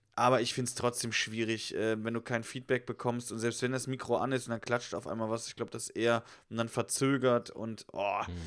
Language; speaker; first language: German; native; German